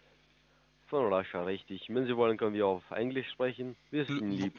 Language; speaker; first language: German; non-native, fluent; Russian